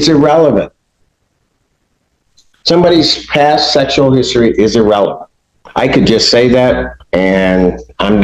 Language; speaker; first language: English; native; English